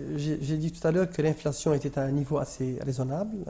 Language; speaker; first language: French; non-native, local second language; Arabic